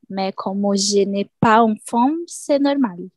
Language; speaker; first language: French; non-native, learner; Portuguese